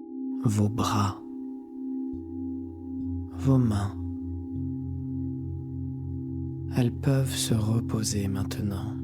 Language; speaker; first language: French; native; French